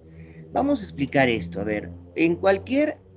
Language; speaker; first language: Spanish; native; Spanish